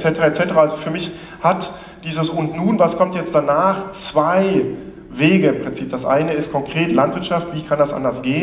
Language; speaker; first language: German; native; German